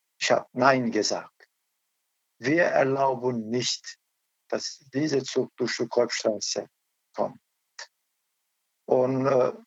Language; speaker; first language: German; non-native, learner; Turkish